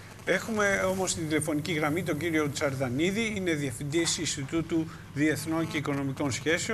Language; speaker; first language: Greek; native; Greek